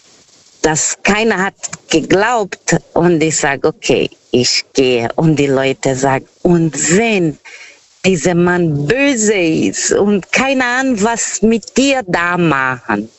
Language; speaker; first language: German; non-native, learner; Portuguese